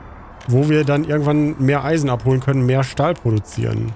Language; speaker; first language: German; native; German